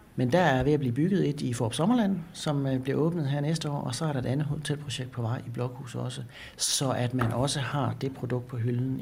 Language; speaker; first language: Danish; native; Danish